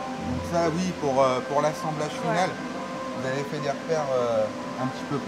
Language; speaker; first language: French; native; French